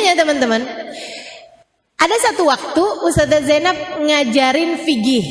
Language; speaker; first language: Indonesian; native; Indonesian